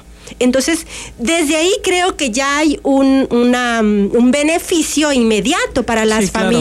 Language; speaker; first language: Spanish; native; Spanish